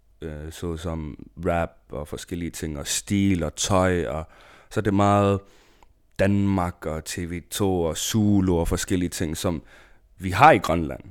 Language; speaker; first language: Danish; non-native, local second language; Kalaallisut